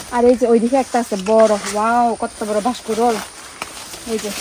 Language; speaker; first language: Bangla; non-native, local second language; Chakma